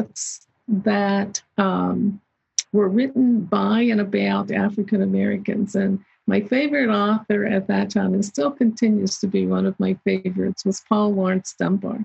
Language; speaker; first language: English; native; English